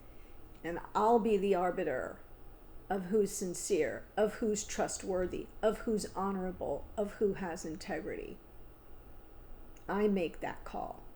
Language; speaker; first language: English; native; English